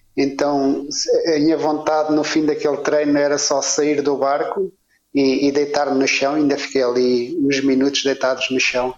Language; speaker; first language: Portuguese; native; Portuguese